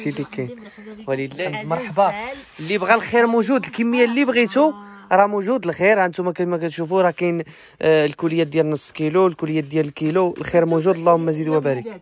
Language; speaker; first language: Arabic; native; Arabic